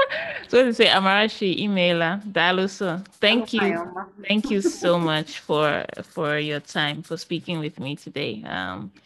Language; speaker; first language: English; native; English